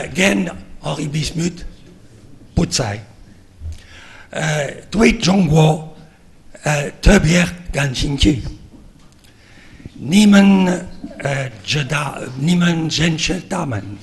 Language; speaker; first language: Chinese; non-native, learner; French